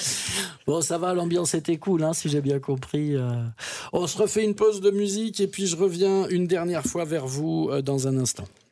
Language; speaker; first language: French; native; French